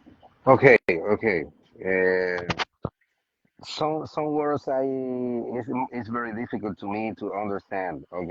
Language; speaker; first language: English; non-native, learner; Spanish